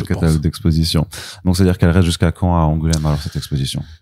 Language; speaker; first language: French; native; French